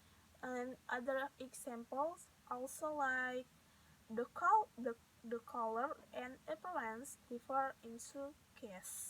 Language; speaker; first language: English; non-native, learner; Indonesian